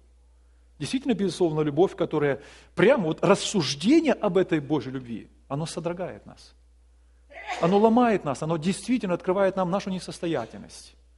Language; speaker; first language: Russian; native; Russian